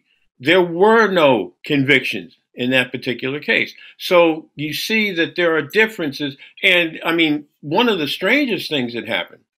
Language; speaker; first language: English; native; English